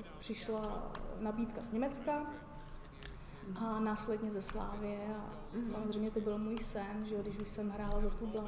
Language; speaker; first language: Czech; native; Czech